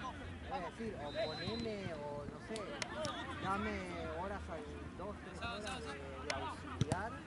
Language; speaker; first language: Spanish; native; Spanish